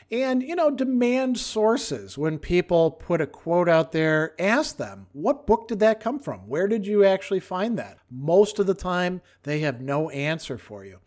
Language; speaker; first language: English; native; English